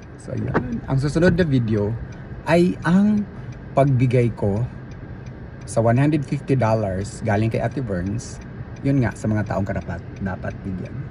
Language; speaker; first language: Filipino; non-native, local second language; Cebuano